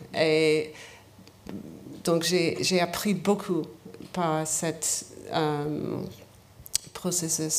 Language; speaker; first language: French; non-native, learner; English